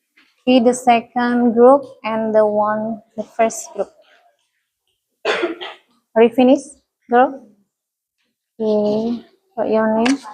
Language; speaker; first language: English; non-native, learner; Indonesian